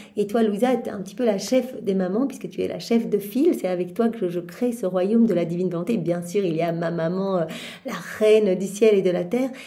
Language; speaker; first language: French; native; French